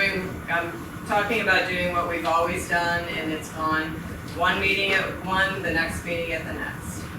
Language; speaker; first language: English; native; English